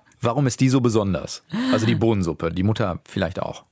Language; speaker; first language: German; native; German